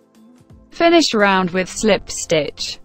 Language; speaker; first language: English; non-native, learner; Spanish